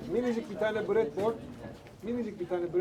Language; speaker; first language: Turkish; native; Turkish